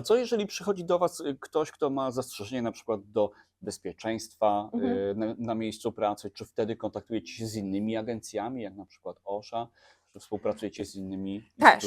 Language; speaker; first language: Polish; native; Polish